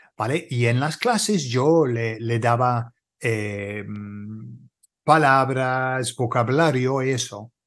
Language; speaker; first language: Spanish; non-native, fluent; English